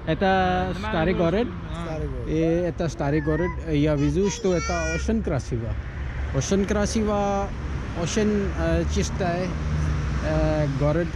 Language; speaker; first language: Russian; non-native, learner; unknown